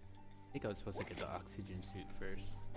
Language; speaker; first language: English; native; English